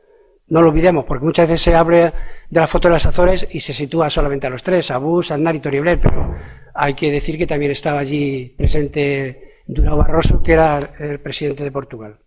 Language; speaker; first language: Spanish; native; Spanish